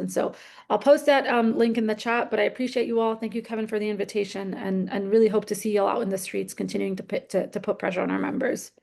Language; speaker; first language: English; native; English